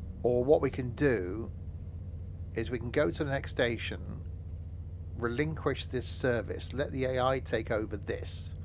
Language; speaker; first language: English; native; English